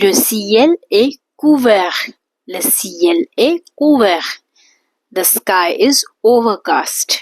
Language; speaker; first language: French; non-native, fluent; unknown